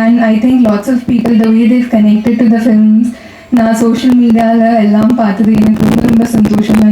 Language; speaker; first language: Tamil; non-native, learner; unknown